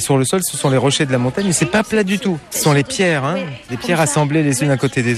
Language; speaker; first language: French; native; French